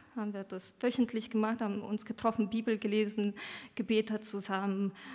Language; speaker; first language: German; early bilingual, other home language; Romanian